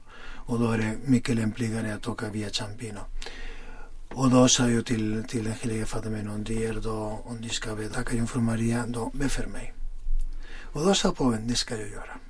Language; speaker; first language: Swedish; non-native, fluent; Spanish